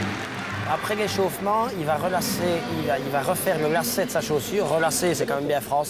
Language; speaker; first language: French; native; French